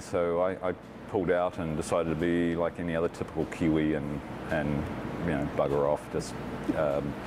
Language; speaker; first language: English; native; English